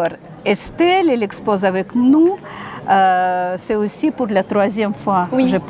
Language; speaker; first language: French; non-native, fluent; Russian